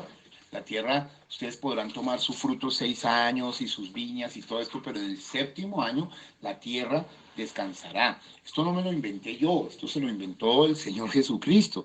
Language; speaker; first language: Spanish; native; Spanish